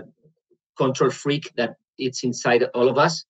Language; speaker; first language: English; non-native, fluent; Spanish